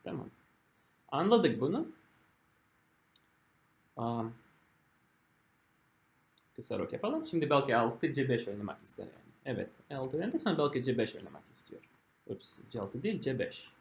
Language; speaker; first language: Turkish; non-native, fluent; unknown